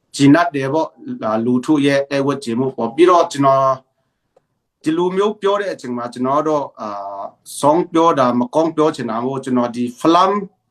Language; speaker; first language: Burmese; non-native, local second language; Tedim Chin